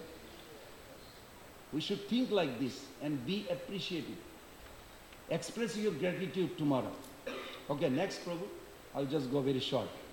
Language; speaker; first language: English; non-native, local second language; Bangla